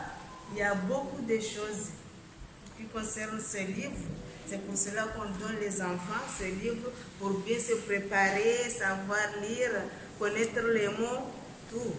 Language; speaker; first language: French; non-native, learner; Comorian